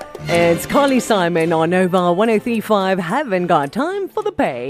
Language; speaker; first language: English; non-native, local second language; Afrikaans